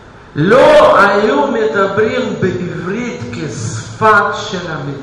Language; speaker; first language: Hebrew; non-native, fluent; Russian